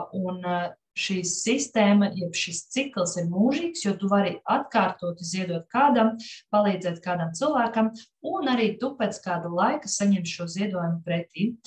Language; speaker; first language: Latvian; non-native, local second language; Russian